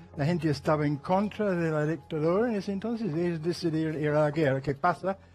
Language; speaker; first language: Spanish; non-native, fluent; English